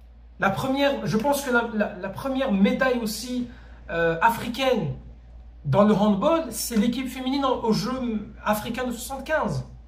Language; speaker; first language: French; native; French